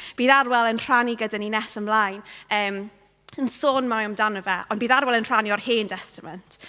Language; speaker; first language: Welsh; non-native, local second language; English